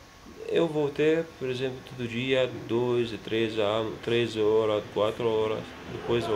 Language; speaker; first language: Portuguese; non-native, learner; Arabic